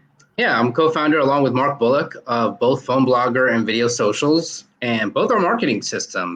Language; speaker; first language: English; native; English